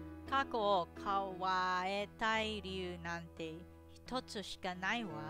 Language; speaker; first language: Japanese; non-native, learner; English